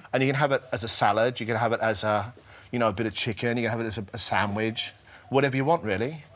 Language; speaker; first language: English; native; English